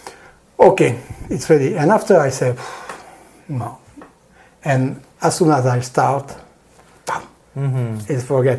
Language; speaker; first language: English; non-native, learner; French